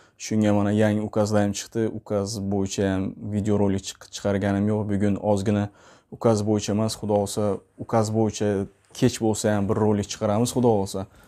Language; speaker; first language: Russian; non-native, local second language; Uzbek